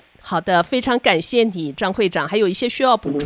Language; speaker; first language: Chinese; native; Chinese